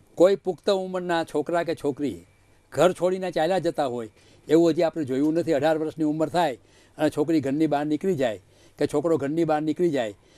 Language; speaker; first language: Gujarati; native; Gujarati